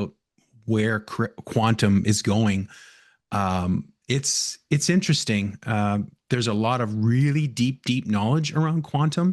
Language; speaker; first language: English; native; English